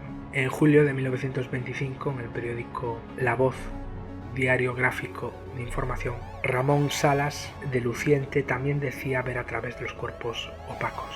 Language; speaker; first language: Spanish; native; Spanish